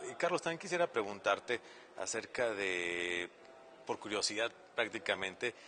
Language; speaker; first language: Spanish; native; Spanish